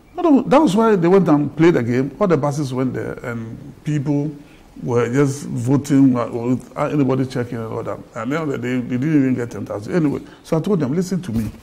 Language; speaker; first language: English; non-native, local second language; Ga